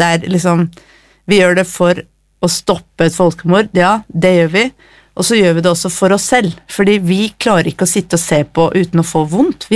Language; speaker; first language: Norwegian; early bilingual, other home language; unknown